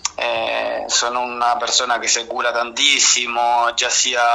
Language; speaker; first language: Italian; non-native, fluent; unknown